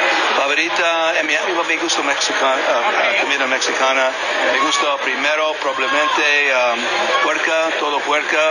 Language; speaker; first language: Spanish; non-native, learner; English